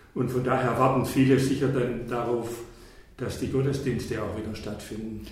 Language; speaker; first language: German; native; German